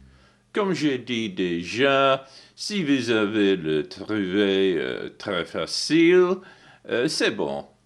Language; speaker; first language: French; non-native, learner; English